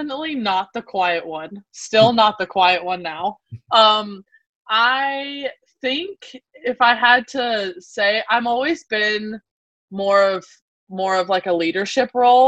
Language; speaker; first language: English; native; English